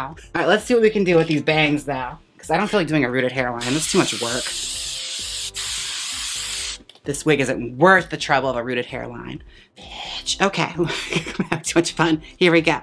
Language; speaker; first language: English; native; English